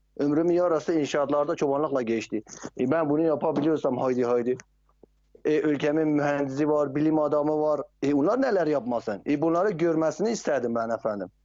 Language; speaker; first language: Turkish; non-native, local second language; Kurdish